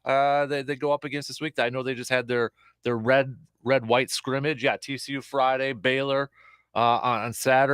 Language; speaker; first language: English; native; English